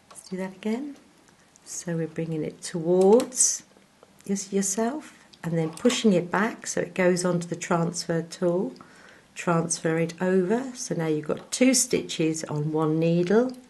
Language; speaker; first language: English; native; English